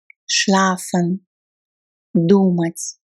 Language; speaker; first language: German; non-native, fluent; Russian